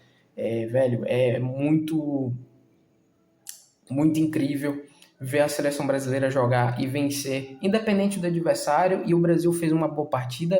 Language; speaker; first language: Portuguese; native; Portuguese